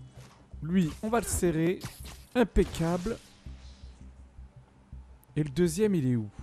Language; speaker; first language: French; native; French